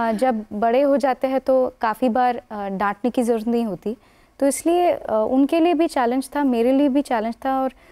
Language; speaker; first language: Hindi; non-native, local second language; Bangla